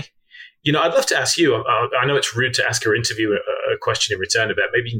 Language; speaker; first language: English; native; English